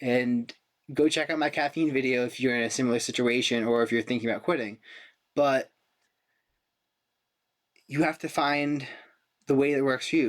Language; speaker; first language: English; native; English